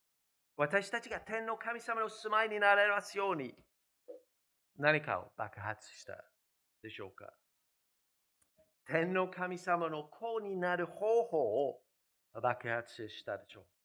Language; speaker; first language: Japanese; non-native, fluent; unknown